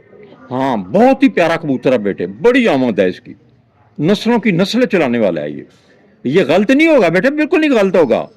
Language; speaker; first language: Hindi; non-native, local second language; Punjabi